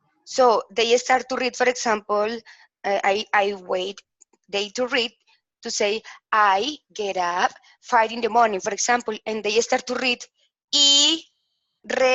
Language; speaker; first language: English; non-native, learner; Spanish